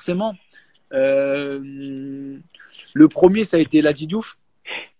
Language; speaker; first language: French; native; French